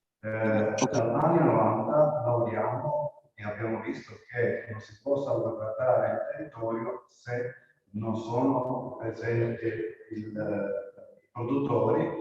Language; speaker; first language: Italian; non-native, local second language; Croatian